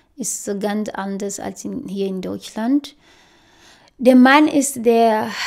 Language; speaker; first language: German; non-native, fluent; Fula